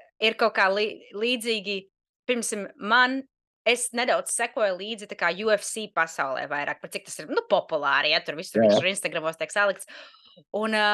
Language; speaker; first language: Latvian; native; Latvian